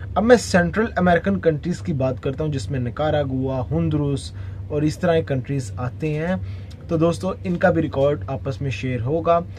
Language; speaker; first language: Urdu; native; Urdu